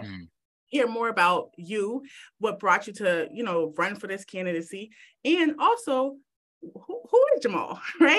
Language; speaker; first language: English; native; English